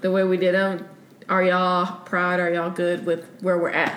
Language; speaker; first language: English; early bilingual, other home language; Spanish